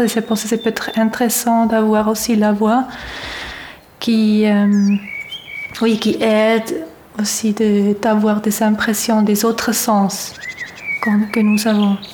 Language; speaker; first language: French; non-native, fluent; German